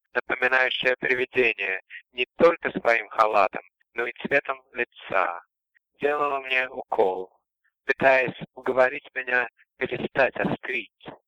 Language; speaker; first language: Russian; native; Russian